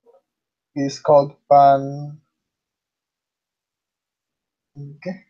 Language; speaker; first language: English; non-native, learner; Spanish